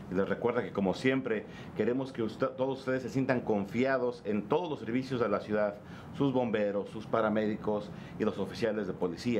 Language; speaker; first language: Spanish; native; Spanish